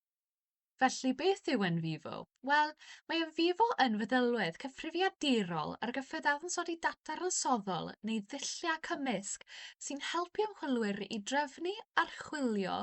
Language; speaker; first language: Welsh; non-native, local second language; English